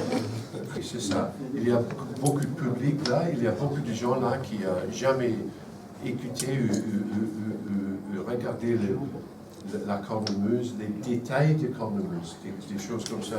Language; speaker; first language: French; non-native, fluent; English